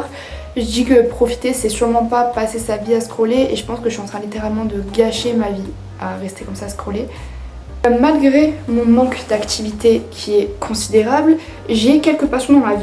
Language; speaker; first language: French; native; French